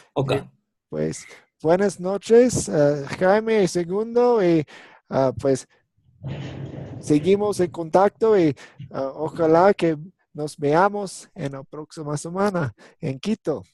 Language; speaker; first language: Spanish; non-native, fluent; English